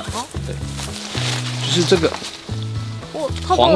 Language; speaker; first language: Chinese; native; Chinese